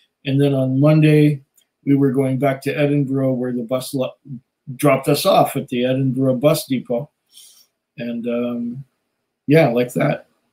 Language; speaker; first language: English; native; English